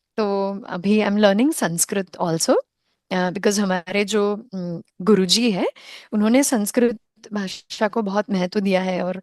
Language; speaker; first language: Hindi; non-native, local second language; Konkani